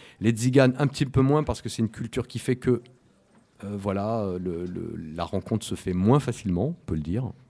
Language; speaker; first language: French; native; French